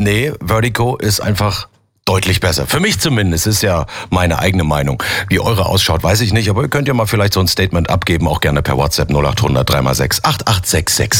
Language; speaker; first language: German; native; German